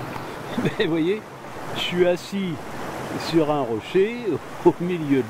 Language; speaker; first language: French; native; French